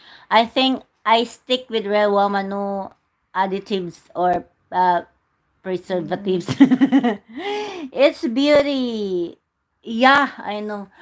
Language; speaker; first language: English; non-native, local second language; Cebuano